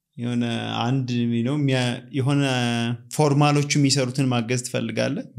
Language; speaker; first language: Amharic; native; Amharic